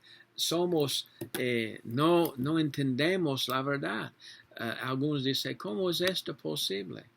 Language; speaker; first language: Spanish; non-native, learner; English